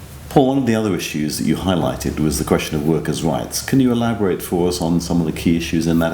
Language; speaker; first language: English; native; English